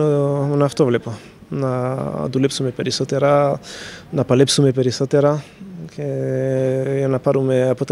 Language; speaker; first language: Greek; non-native, fluent; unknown